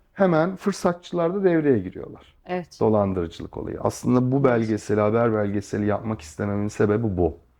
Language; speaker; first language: Turkish; native; Turkish